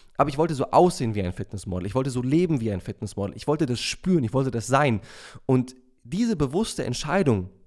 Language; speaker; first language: German; native; German